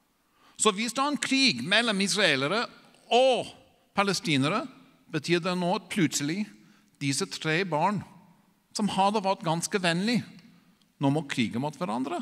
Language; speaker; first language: Norwegian; non-native, fluent; English